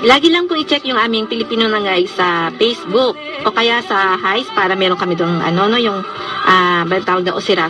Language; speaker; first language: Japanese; non-native, fluent; Filipino